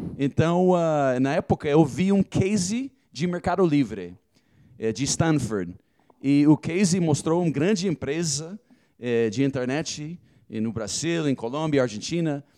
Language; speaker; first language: Portuguese; non-native, fluent; English